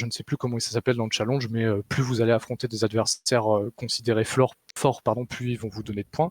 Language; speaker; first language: French; native; French